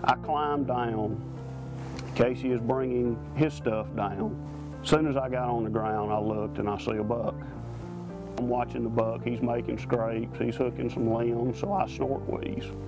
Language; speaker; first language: English; native; English